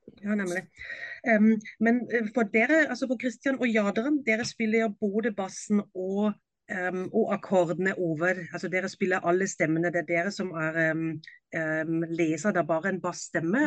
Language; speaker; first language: Norwegian; non-native, fluent; German